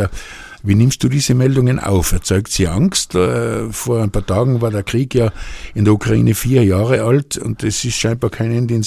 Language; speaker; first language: German; native; German